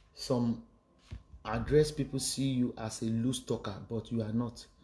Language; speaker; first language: English; non-native, local second language; Yoruba